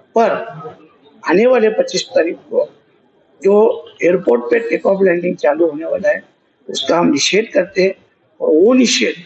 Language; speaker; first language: Hindi; non-native, local second language; Marathi